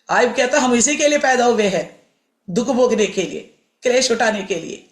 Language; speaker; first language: Hindi; non-native, local second language; Telugu